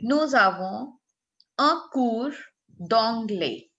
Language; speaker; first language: French; non-native, fluent; Hindi